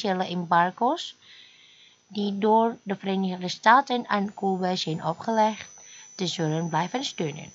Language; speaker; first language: Dutch; non-native, fluent; Indonesian